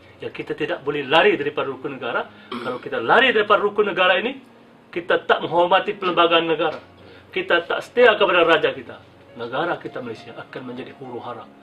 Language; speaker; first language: Malay; native; Malay